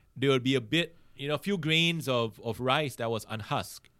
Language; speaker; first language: English; native; English